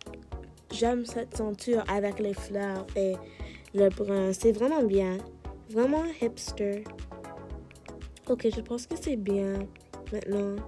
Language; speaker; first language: French; non-native, learner; English